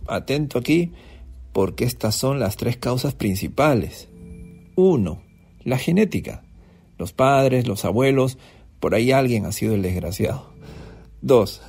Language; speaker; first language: Spanish; native; Spanish